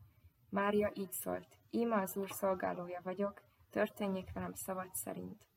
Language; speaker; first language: Hungarian; native; Hungarian